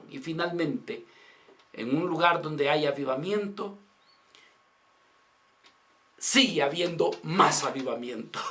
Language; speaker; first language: Spanish; native; Spanish